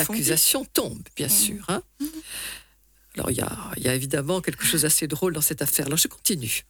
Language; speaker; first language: French; native; French